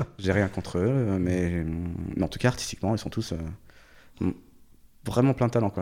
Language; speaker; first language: French; early bilingual, other home language; Portuguese